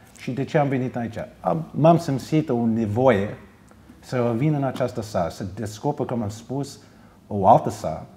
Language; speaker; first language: Romanian; early bilingual, heritage; Romanian